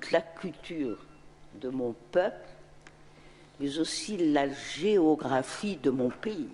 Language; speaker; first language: French; non-native, local second language; Arabic